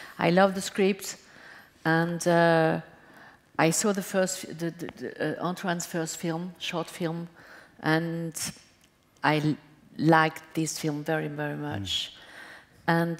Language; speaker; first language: English; non-native, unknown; French